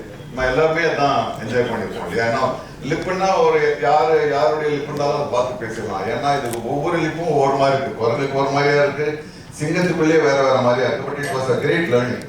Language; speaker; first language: Tamil; native; Tamil